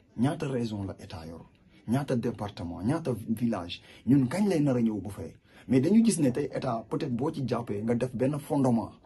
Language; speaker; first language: Wolof; non-native, local second language; Jola-Fonyi